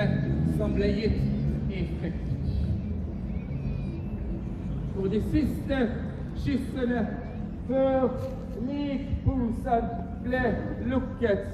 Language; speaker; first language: Norwegian; non-native, fluent; Persian